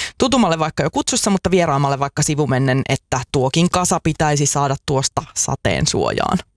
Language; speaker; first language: Finnish; native; Finnish